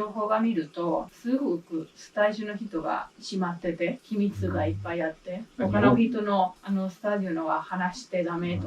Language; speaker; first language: Japanese; non-native, learner; English